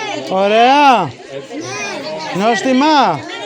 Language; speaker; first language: Greek; non-native, fluent; Armenian